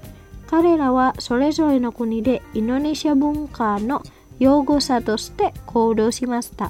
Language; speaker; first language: Japanese; non-native, fluent; Indonesian